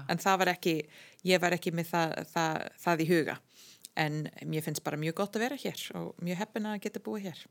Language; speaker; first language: Icelandic; non-native, fluent; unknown